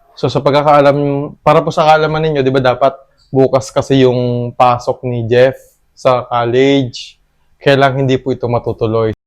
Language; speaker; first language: Filipino; native; Filipino